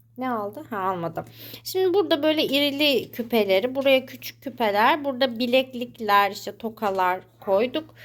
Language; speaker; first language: Turkish; native; Turkish